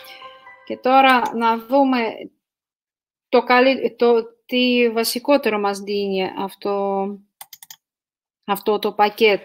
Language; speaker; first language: Greek; non-native, fluent; Russian